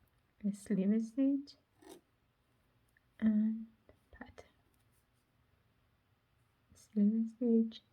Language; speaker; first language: English; non-native, learner; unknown